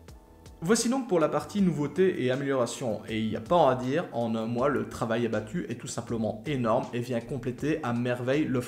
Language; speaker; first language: French; native; French